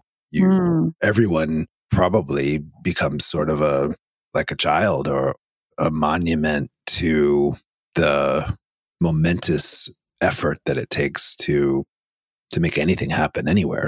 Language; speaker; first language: English; native; English